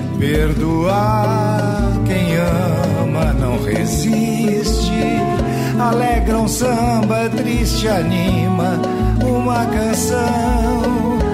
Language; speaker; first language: Portuguese; native; Portuguese